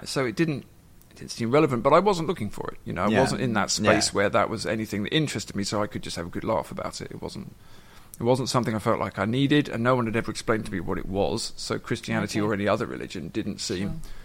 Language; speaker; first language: English; native; English